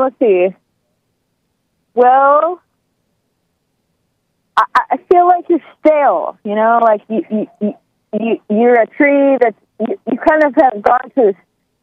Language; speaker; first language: English; native; English